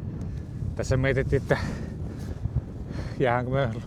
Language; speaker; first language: Finnish; native; Finnish